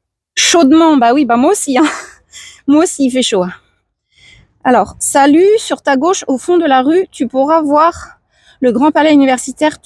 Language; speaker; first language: French; native; French